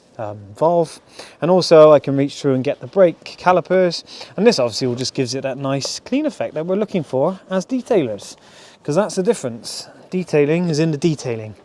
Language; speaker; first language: English; native; English